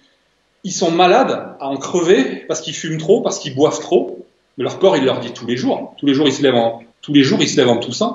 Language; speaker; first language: French; native; French